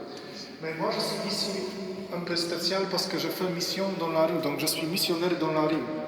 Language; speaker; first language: French; non-native, learner; Polish